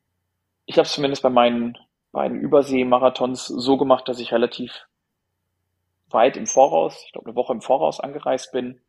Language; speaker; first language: German; native; German